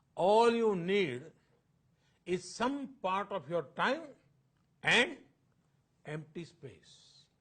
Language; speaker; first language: English; non-native, local second language; Hindi